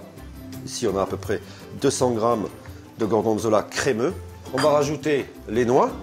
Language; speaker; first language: French; native; French